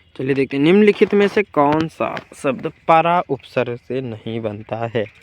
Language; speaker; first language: Hindi; native; Hindi